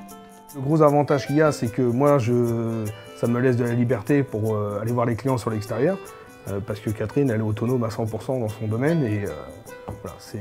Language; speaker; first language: French; native; French